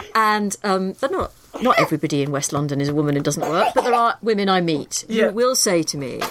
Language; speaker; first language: English; native; English